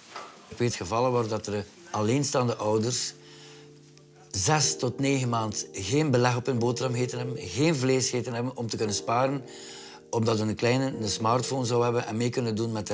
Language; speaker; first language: Dutch; native; Dutch